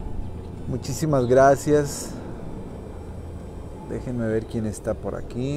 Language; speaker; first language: Spanish; native; Spanish